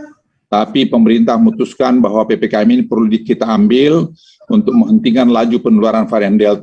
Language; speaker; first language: Indonesian; native; Indonesian